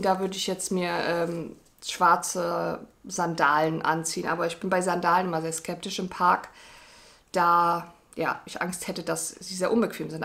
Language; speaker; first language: German; native; German